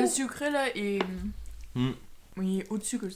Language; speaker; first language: French; native; French